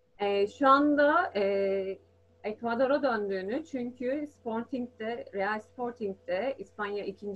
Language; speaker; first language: Turkish; native; Turkish